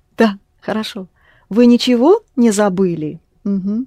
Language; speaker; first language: Russian; non-native, fluent; English